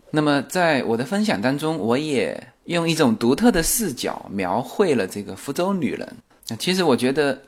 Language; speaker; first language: Chinese; native; Chinese